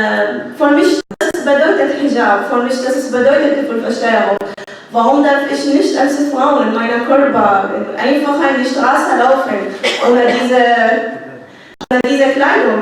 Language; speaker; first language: German; non-native, learner; Arabic